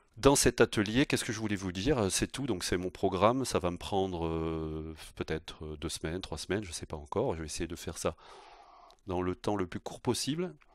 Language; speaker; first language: French; native; French